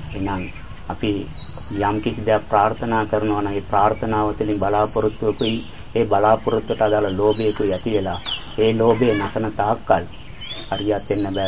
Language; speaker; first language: Sinhala; non-native, fluent; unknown